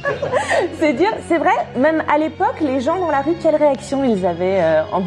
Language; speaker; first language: French; native; French